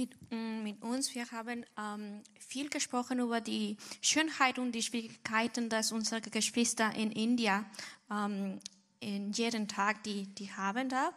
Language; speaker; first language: German; non-native, learner; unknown